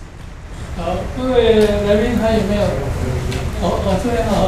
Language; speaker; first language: Chinese; native; Chinese